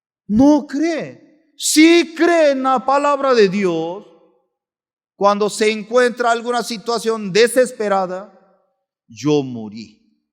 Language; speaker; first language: Spanish; non-native, fluent; Korean